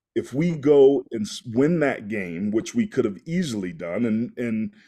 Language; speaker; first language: English; native; English